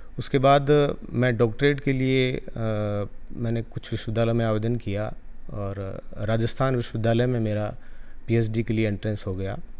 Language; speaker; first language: Hindi; non-native, local second language; Rajasthani